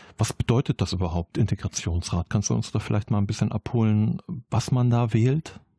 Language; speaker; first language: German; native; German